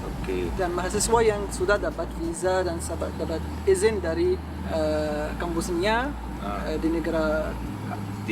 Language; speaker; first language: Indonesian; non-native, fluent; Arabic